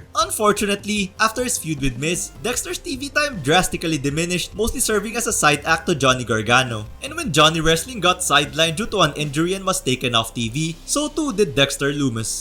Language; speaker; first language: English; native; English